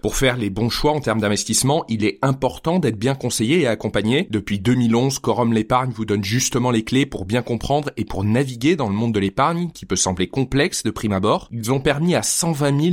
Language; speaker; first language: French; native; French